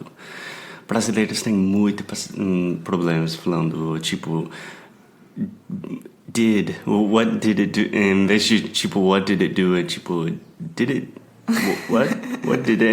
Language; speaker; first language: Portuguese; non-native, fluent; English